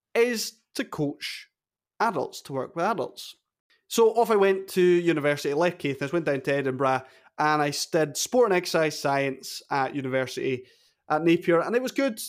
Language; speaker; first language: English; native; English